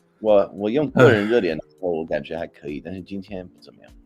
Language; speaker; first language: Chinese; non-native, fluent; English